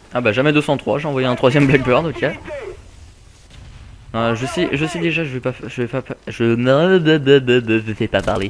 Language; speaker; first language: French; native; French